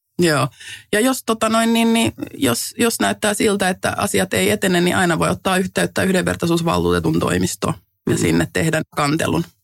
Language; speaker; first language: Finnish; native; Finnish